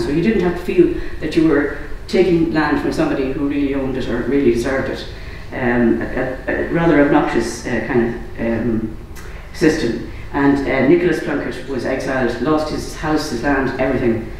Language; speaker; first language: English; native; English